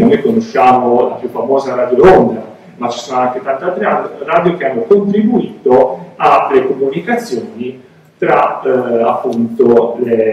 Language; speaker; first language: Italian; native; Italian